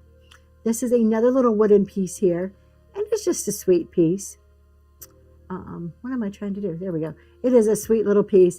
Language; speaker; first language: English; native; English